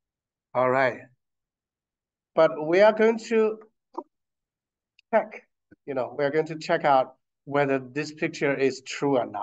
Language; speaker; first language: English; non-native, fluent; Chinese